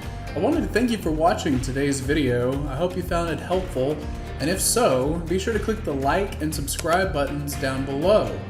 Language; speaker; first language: English; native; English